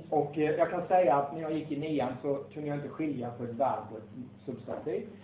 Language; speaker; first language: Swedish; native; Swedish